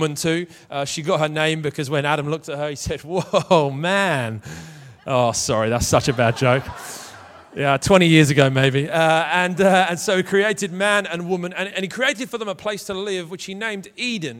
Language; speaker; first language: English; native; English